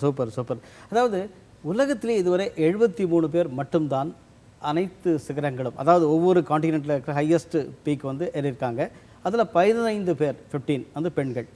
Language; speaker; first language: Tamil; native; Tamil